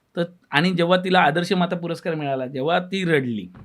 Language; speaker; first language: Marathi; native; Marathi